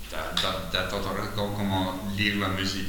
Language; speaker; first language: French; non-native, learner; English